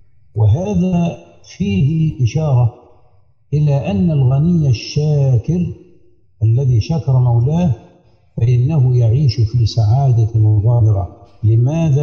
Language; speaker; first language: Arabic; native; Arabic